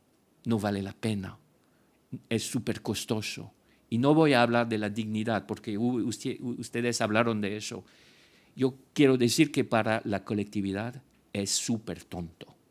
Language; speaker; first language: Spanish; non-native, fluent; French